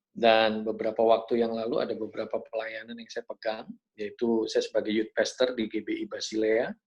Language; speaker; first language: Indonesian; native; Indonesian